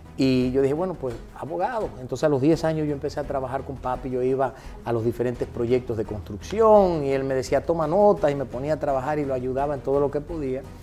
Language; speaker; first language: Spanish; early bilingual, heritage; Spanish